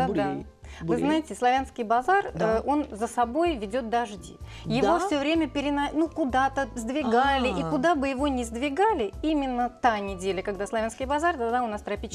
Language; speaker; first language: Russian; native; Russian